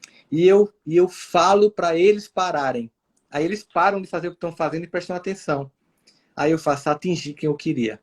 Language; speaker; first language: Portuguese; native; Portuguese